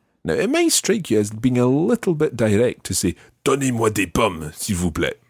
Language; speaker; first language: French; non-native, fluent; English